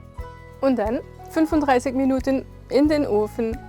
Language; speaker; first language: German; non-native, fluent; French